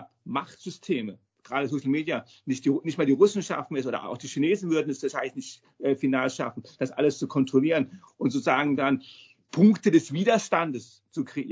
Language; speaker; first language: German; native; German